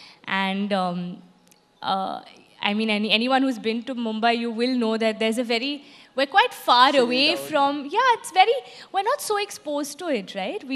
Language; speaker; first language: English; non-native, local second language; Hindi